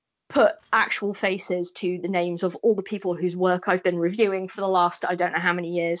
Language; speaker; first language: English; native; English